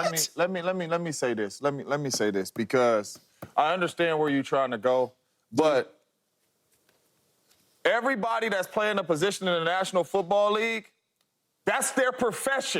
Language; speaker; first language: English; native; English